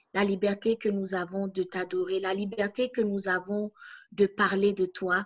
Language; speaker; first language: English; non-native, fluent; French